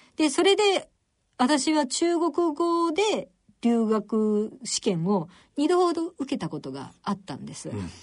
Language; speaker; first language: Japanese; native; Japanese